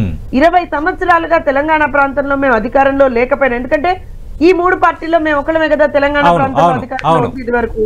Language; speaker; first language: Telugu; native; Telugu